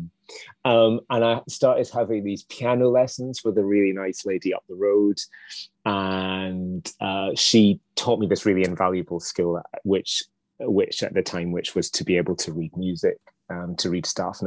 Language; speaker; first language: English; native; English